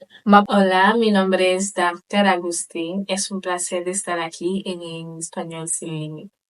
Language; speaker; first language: Spanish; non-native, local second language; Haitian Creole